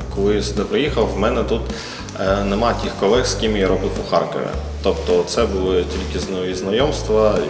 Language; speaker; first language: Ukrainian; native; Ukrainian